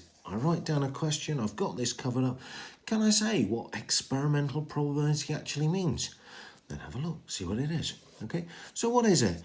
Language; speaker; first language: English; native; English